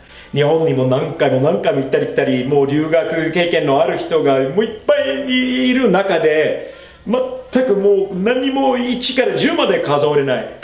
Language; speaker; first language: Japanese; non-native, fluent; English